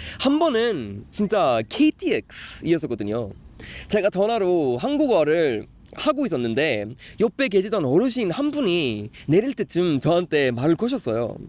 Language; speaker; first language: Korean; non-native, fluent; Swedish